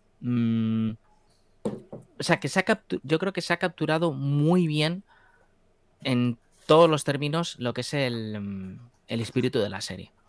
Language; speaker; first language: Spanish; native; Spanish